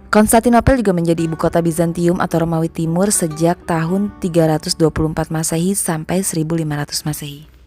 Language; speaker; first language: Indonesian; native; Indonesian